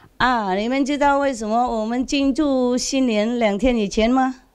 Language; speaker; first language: Chinese; non-native, fluent; Vietnamese